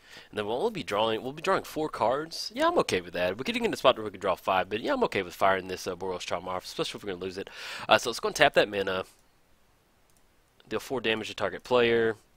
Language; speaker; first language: English; native; English